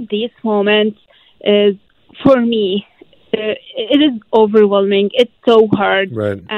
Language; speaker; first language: English; non-native, fluent; Arabic